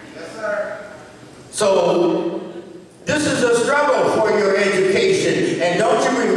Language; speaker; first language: English; native; English